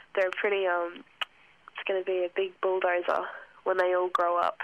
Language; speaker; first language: English; non-native, local second language; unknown